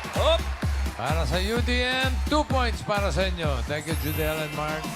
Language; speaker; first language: Filipino; native; Filipino